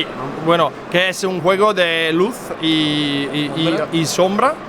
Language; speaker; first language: Spanish; non-native, fluent; Italian